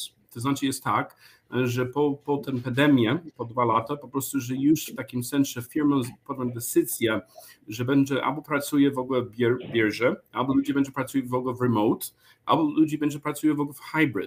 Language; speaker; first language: Polish; non-native, learner; English